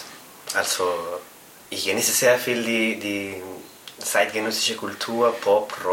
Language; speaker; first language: German; non-native, fluent; Spanish